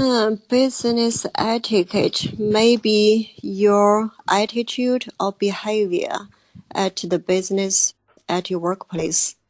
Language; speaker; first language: English; non-native, learner; Chinese